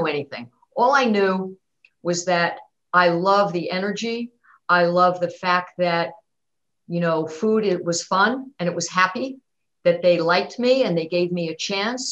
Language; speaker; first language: English; native; English